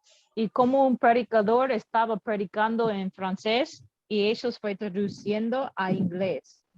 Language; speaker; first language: Spanish; non-native, learner; English